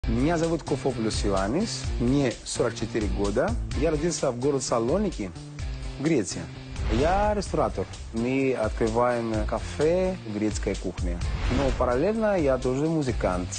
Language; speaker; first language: Russian; non-native, learner; Greek